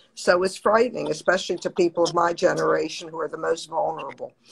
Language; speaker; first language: English; native; English